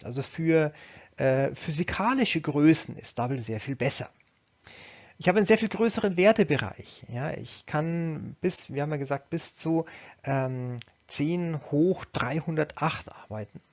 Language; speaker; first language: German; native; German